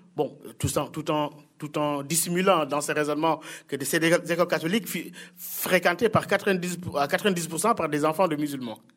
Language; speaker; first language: French; non-native, local second language; Wolof